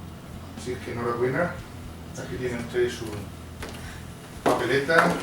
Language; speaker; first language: Spanish; native; Spanish